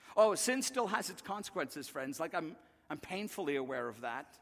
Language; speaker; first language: English; native; English